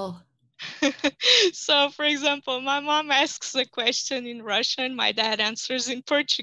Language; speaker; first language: English; non-native, fluent; Portuguese